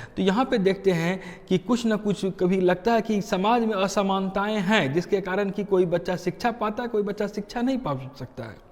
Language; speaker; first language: Hindi; native; Hindi